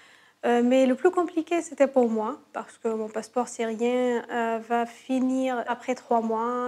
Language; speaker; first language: French; non-native, learner; Arabic